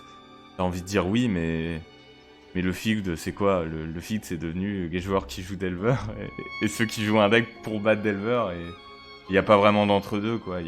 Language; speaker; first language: French; native; French